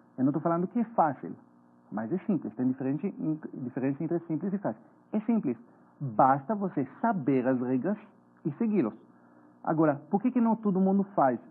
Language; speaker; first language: Portuguese; non-native, fluent; Hebrew